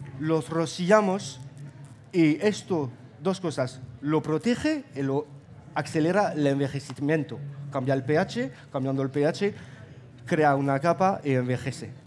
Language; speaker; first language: Spanish; non-native, fluent; German